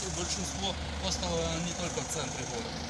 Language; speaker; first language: Russian; non-native, local second language; Ukrainian